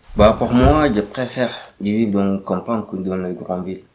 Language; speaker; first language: French; non-native, learner; Arabic